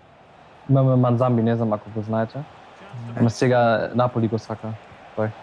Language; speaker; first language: Macedonian; early bilingual, heritage; German